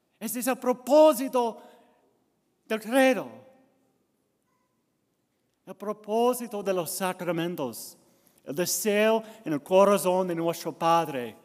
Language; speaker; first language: Spanish; non-native, learner; English